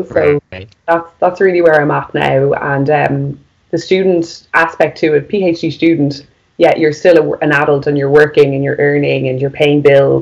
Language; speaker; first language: English; native; English